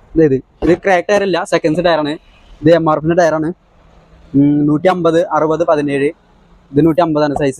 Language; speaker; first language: Malayalam; non-native, local second language; Hindi